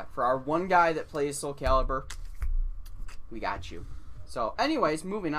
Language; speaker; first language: English; native; English